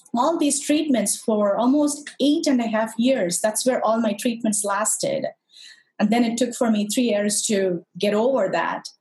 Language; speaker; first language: English; non-native, local second language; Tamil